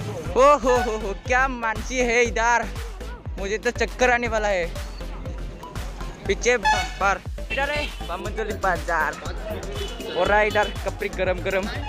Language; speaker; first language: Hindi; non-native, local second language; Bodo